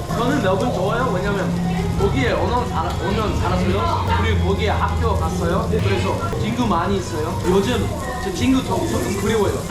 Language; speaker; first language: Korean; non-native, learner; English